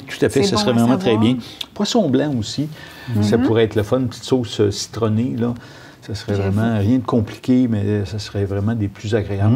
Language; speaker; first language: French; native; French